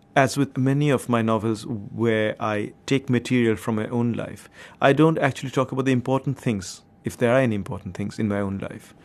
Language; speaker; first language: English; non-native, local second language; Bangla